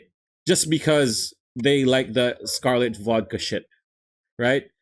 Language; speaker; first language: English; native; English